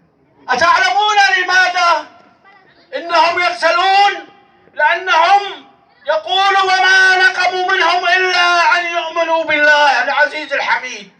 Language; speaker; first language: Arabic; non-native, fluent; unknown